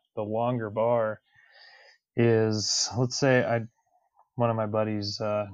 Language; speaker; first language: English; native; English